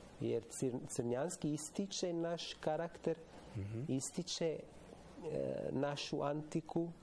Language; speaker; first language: Serbian; non-native, fluent; Italian